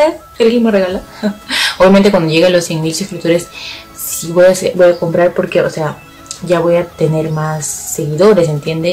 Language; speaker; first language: Spanish; native; Spanish